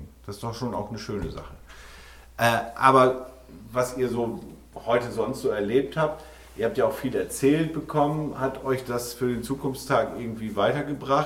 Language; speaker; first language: German; native; German